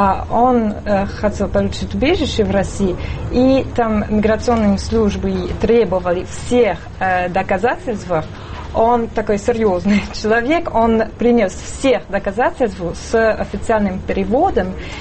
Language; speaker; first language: Russian; non-native, fluent; French